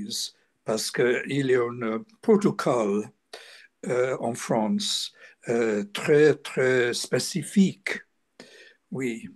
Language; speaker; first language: French; non-native, learner; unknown